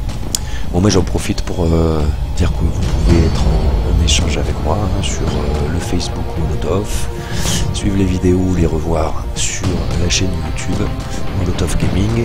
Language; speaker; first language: French; native; French